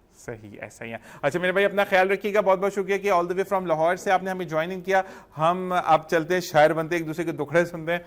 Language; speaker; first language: Urdu; non-native, local second language; Punjabi